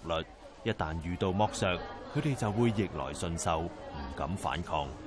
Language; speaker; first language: Cantonese; native; Cantonese